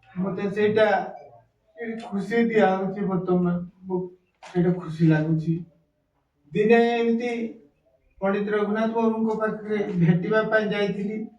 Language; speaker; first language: Odia; non-native, local second language; Santali